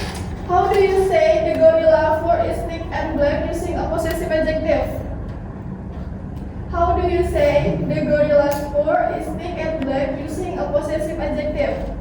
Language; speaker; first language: English; non-native, learner; Indonesian